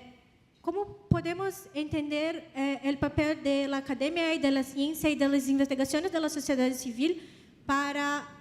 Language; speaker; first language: Spanish; non-native, learner; Portuguese